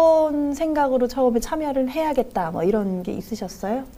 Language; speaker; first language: Korean; native; Korean